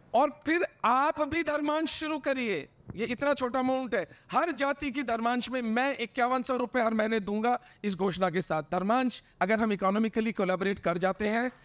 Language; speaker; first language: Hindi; native; Hindi